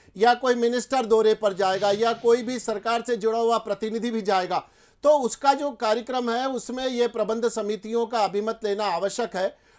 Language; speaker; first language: Hindi; native; Hindi